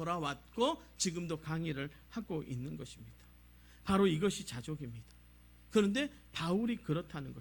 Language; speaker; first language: Korean; native; Korean